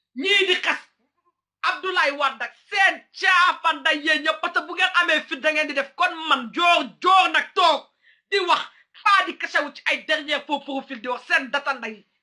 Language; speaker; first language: Wolof; early bilingual, heritage; Wolof